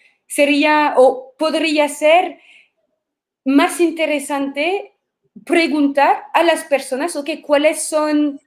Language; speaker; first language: Spanish; non-native, fluent; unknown